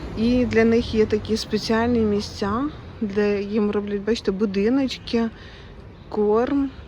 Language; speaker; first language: Ukrainian; non-native, local second language; Russian